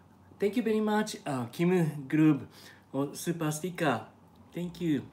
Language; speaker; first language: English; non-native, learner; Japanese